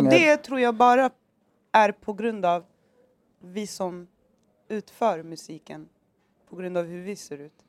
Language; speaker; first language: Swedish; native; Swedish